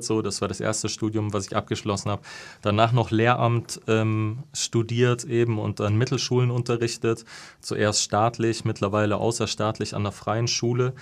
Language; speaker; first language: German; native; German